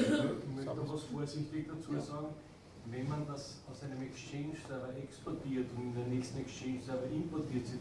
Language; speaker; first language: German; native; German